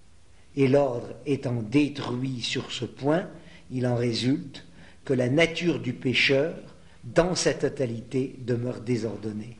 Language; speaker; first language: French; native; French